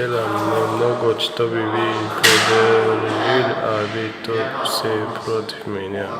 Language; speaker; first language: Russian; non-native, learner; Tajik